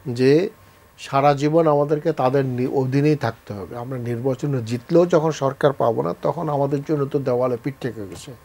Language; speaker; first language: Bangla; native; Bangla